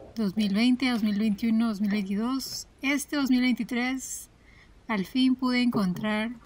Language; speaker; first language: Spanish; native; Spanish